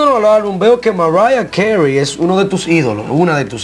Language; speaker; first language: Spanish; native; Spanish